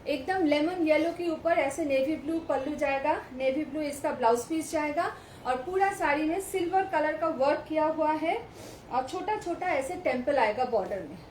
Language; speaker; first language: Hindi; non-native, local second language; Bangla